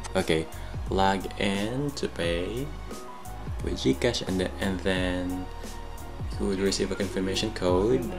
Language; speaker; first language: English; non-native, local second language; Pampanga